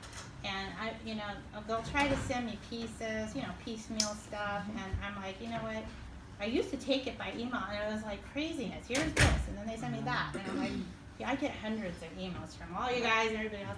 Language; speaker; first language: English; native; English